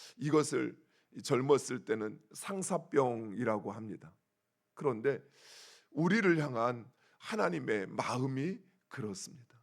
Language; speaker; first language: Korean; native; Korean